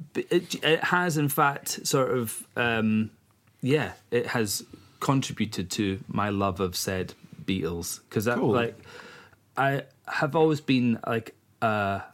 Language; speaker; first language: English; native; English